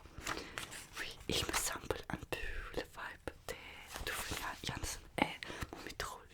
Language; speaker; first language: French; non-native, learner; Russian